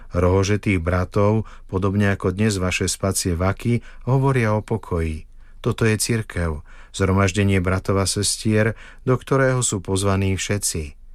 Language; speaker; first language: Slovak; native; Slovak